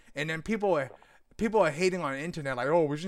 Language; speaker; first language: English; non-native, local second language; Cantonese